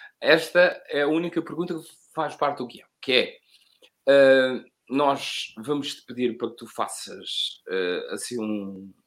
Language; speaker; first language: Portuguese; native; Portuguese